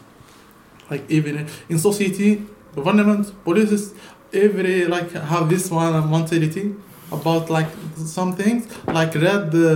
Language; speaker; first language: English; non-native, learner; Arabic